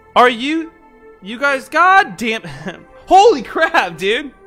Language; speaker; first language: English; native; English